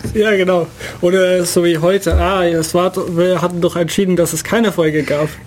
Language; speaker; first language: German; non-native, fluent; Dutch